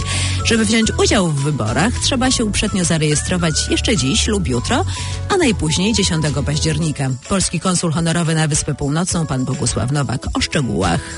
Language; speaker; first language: Polish; native; Polish